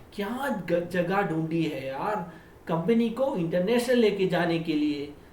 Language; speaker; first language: Hindi; non-native, local second language; Malayalam